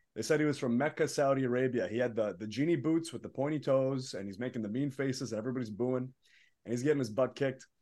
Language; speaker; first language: English; early bilingual, other home language; Arabic